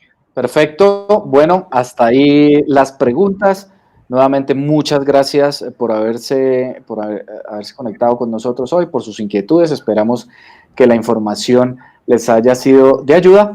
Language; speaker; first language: Spanish; native; Spanish